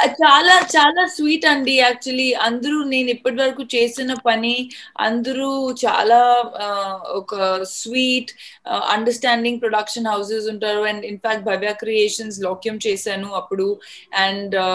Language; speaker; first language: Telugu; non-native, fluent; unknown